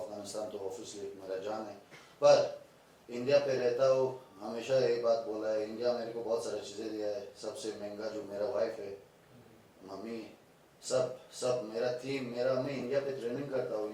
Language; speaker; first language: Hindi; non-native, fluent; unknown